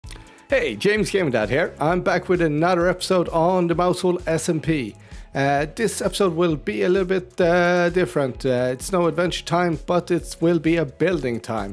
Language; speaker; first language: English; native; English